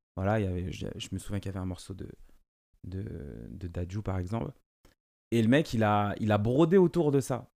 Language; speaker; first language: French; native; French